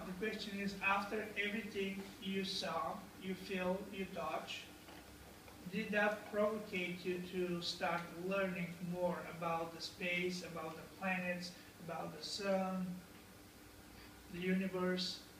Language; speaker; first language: English; non-native, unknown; Bulgarian